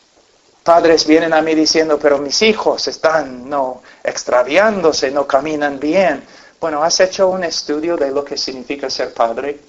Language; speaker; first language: Spanish; non-native, fluent; English